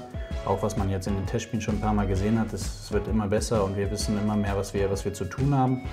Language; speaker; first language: German; native; German